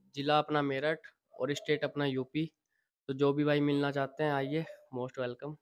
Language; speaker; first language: Hindi; native; Hindi